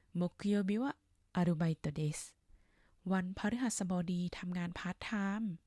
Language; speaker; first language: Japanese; non-native, fluent; Thai